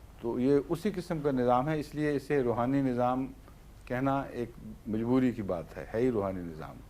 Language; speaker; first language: Urdu; native; Urdu